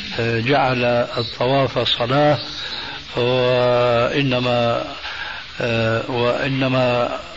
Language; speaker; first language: Arabic; early bilingual, other home language; Albanian